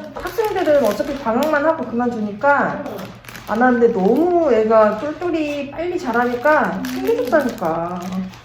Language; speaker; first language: Korean; native; Korean